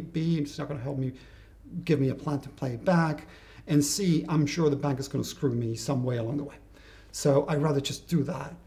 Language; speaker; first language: English; non-native, fluent; Spanish